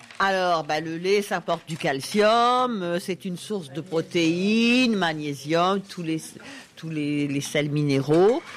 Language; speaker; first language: French; native; French